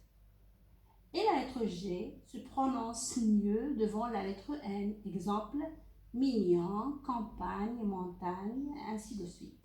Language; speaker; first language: French; non-native, local second language; Arabic